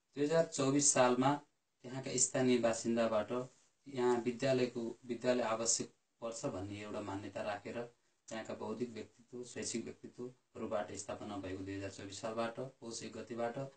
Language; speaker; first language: Nepali; native; Nepali